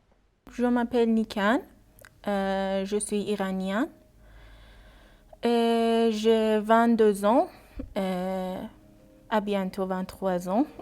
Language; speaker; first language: French; non-native, learner; Persian